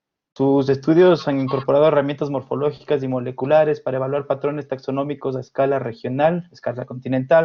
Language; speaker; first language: Spanish; native; Spanish